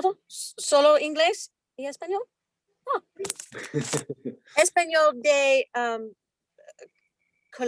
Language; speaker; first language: Spanish; non-native, learner; English